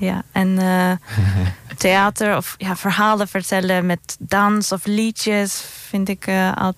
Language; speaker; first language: Dutch; non-native, fluent; Turkish